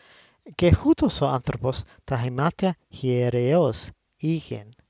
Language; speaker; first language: Greek; non-native, learner; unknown